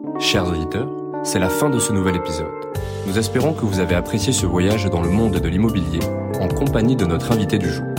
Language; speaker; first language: French; native; French